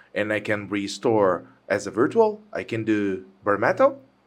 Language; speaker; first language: English; non-native, fluent; Portuguese